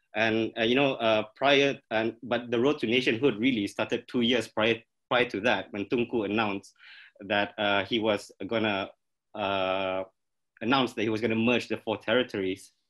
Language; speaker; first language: English; non-native, local second language; Malay